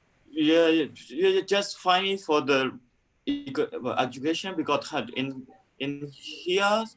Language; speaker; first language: English; non-native, learner; Burmese